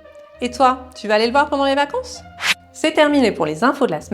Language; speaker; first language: French; native; French